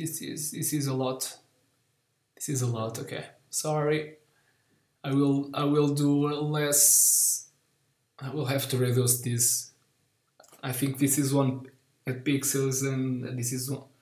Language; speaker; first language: English; non-native, learner; Portuguese